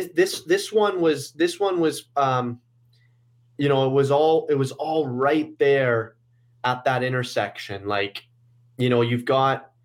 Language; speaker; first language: English; native; English